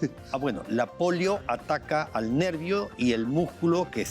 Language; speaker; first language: Spanish; native; Spanish